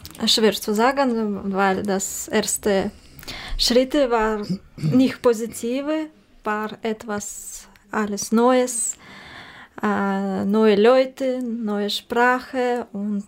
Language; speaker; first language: German; non-native, learner; Russian